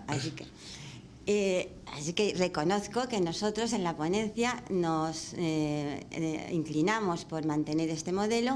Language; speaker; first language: Spanish; native; Spanish